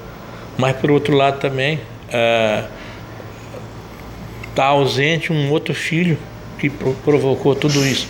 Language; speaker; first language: Portuguese; native; Portuguese